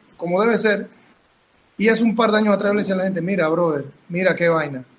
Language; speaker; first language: Spanish; native; Spanish